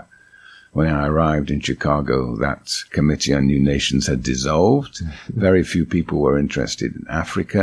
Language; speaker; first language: English; native; English